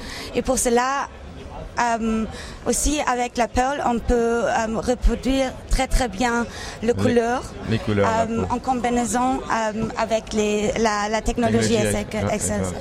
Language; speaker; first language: French; non-native, local second language; Dutch